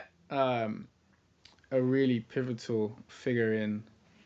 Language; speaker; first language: English; native; English